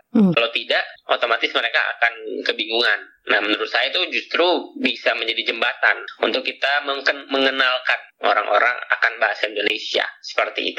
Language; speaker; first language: Indonesian; native; Indonesian